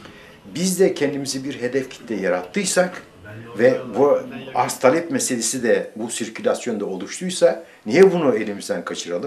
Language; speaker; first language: Turkish; native; Turkish